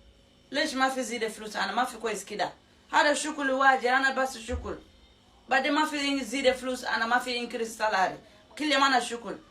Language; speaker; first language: Arabic; non-native, learner; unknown